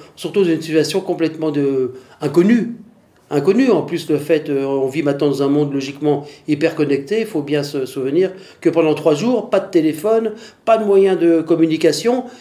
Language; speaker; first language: French; non-native, fluent; Vietnamese